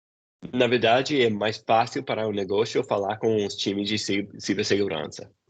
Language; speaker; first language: Portuguese; non-native, fluent; English